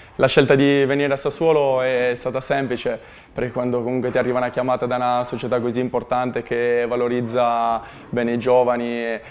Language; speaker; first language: Italian; native; Italian